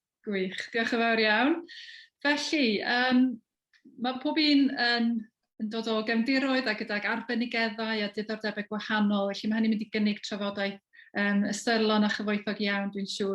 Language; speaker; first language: Welsh; native; Welsh